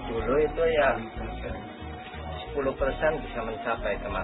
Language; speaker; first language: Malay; non-native, local second language; Javanese